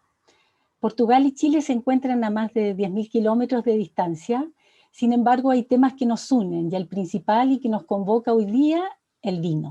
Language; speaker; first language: Spanish; native; Spanish